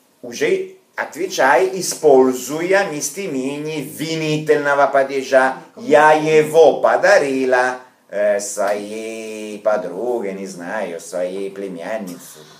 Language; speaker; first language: Russian; non-native, fluent; Italian